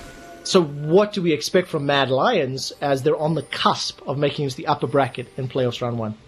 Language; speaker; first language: English; native; English